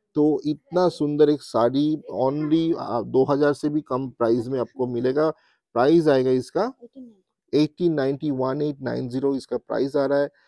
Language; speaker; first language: Hindi; non-native, local second language; Bangla